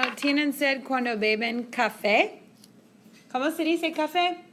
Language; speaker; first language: Spanish; non-native, fluent; English